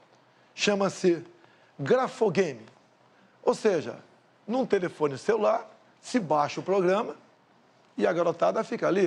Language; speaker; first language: Portuguese; native; Portuguese